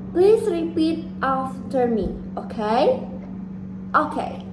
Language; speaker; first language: English; non-native, fluent; Indonesian